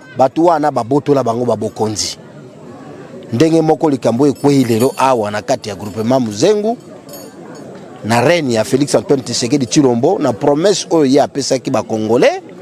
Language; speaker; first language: Lingala; non-native, local second language; Kituba (Democratic Republic of Congo)